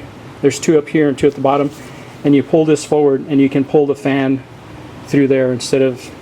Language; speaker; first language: English; native; English